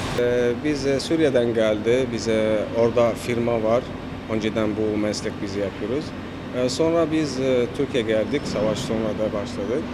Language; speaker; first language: Turkish; non-native, learner; Arabic